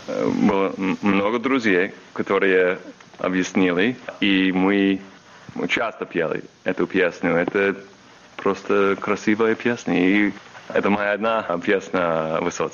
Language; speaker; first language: Russian; non-native, learner; English